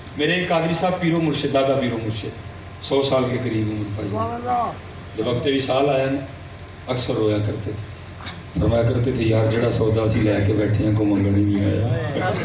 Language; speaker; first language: Urdu; non-native, local second language; Punjabi